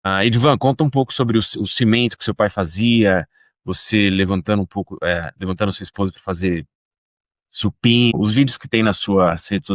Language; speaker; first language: Portuguese; native; Portuguese